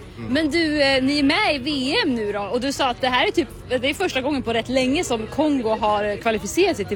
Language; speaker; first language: Swedish; native; Swedish